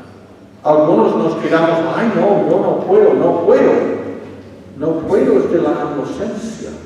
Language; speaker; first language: Spanish; non-native, fluent; English